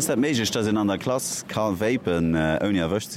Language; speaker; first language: German; non-native, local second language; Luxembourgish